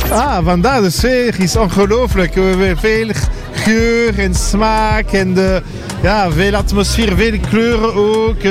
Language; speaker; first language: Dutch; non-native, learner; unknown